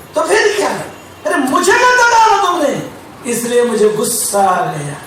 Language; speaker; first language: Hindi; non-native, local second language; Marathi